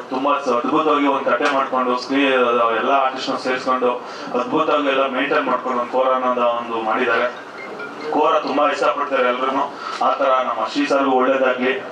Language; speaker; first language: Kannada; native; Kannada